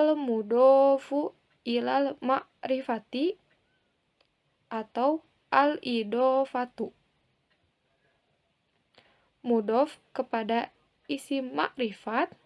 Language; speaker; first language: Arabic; non-native, learner; Indonesian